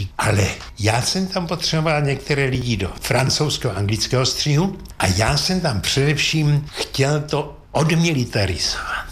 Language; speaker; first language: Czech; native; Czech